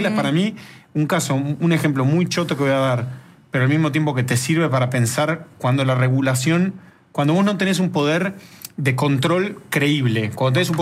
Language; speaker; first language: Spanish; native; Spanish